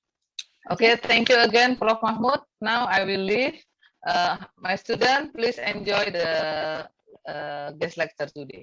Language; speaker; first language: English; non-native, fluent; Indonesian